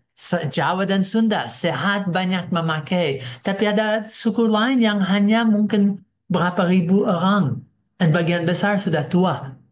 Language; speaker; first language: Indonesian; non-native, fluent; English